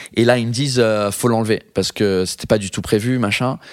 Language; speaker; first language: French; non-native, fluent; English